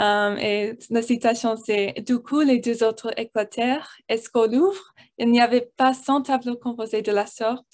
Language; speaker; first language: French; non-native, learner; English